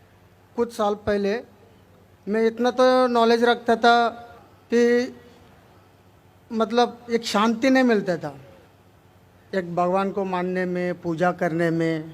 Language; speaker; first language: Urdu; non-native, local second language; Tamil